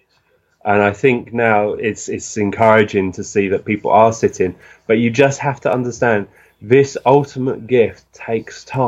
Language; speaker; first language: English; native; English